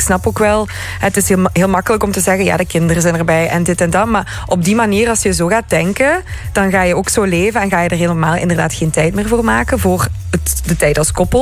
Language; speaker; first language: Dutch; native; Dutch